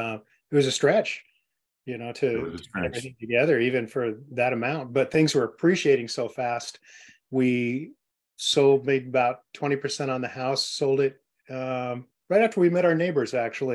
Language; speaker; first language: English; native; English